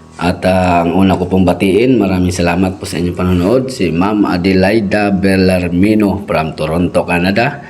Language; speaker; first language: Filipino; non-native, local second language; Cebuano